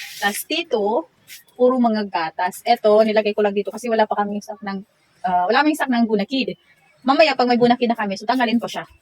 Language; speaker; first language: Filipino; non-native, local second language; Waray